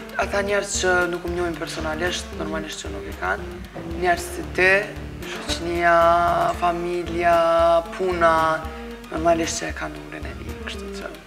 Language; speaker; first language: Albanian; early bilingual, heritage; Albanian